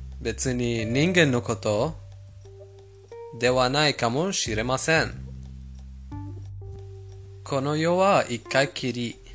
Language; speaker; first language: Japanese; non-native, fluent; Persian